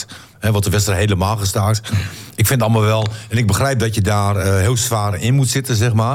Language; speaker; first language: Dutch; native; Dutch